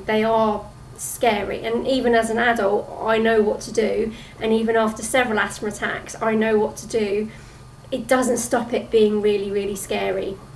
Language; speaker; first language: English; native; English